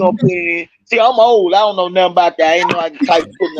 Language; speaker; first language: English; native; English